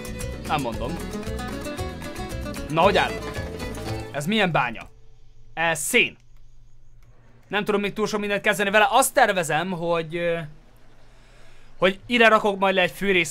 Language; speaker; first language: Hungarian; native; Hungarian